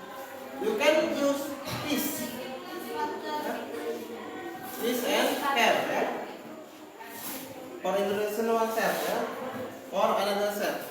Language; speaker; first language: English; non-native, learner; Indonesian